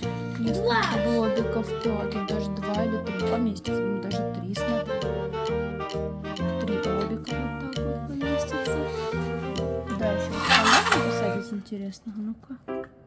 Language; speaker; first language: Russian; native; Russian